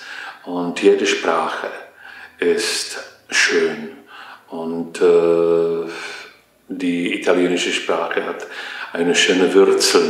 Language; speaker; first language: German; non-native, fluent; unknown